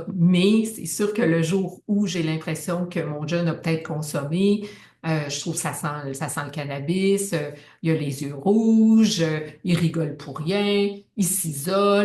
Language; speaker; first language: French; native; French